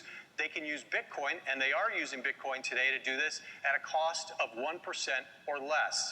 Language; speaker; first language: English; native; English